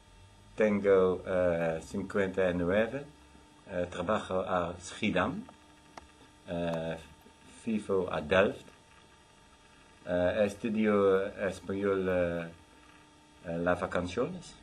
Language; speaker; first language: Spanish; non-native, learner; Dutch